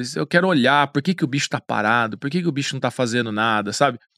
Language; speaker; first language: Portuguese; native; Portuguese